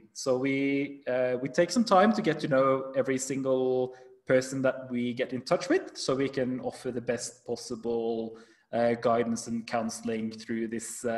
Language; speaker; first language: English; non-native, fluent; Norwegian